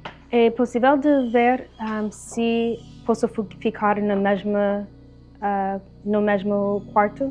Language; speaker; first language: Portuguese; non-native, learner; English